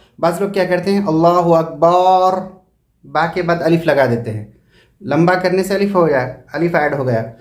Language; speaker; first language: Urdu; native; Urdu